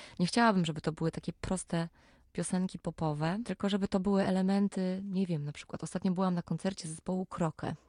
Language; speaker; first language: Polish; non-native, local second language; Kashubian